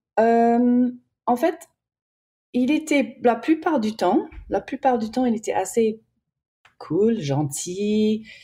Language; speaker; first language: French; early bilingual, heritage; English